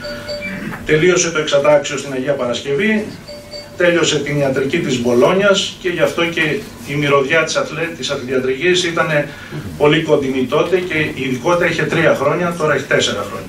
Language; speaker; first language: Greek; native; Greek